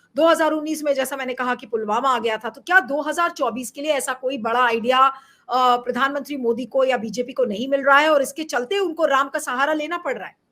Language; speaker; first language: Hindi; native; Hindi